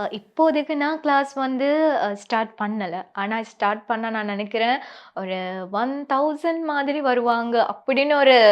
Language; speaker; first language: Tamil; non-native, local second language; Sinhala